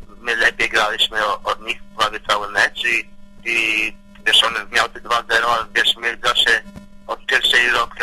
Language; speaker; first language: Polish; early bilingual, heritage; Polish